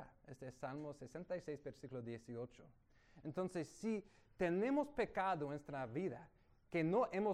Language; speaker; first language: Spanish; non-native, fluent; English